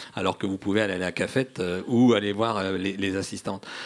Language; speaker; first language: French; native; French